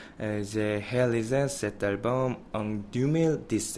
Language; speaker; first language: French; non-native, learner; Korean